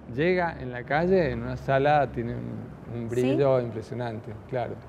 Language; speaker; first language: Spanish; native; Spanish